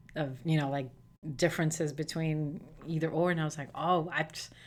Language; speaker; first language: English; native; English